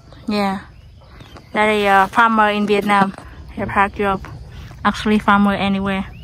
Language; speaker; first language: English; non-native, learner; Vietnamese